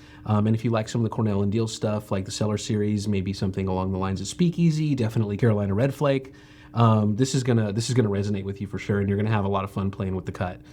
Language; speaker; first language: English; native; English